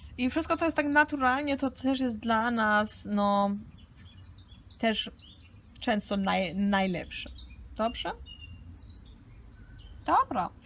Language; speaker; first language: Polish; early bilingual, heritage; Polish